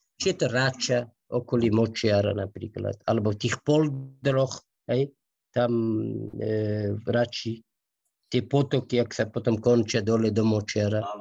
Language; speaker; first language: Slovak; non-native, fluent; Persian